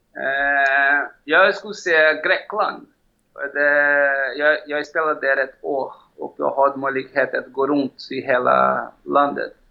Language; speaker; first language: Swedish; non-native, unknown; Portuguese